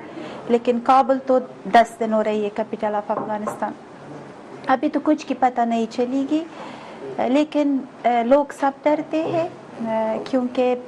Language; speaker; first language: Hindi; non-native, learner; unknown